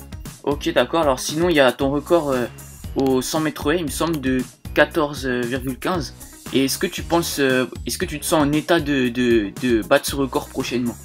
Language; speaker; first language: French; native; French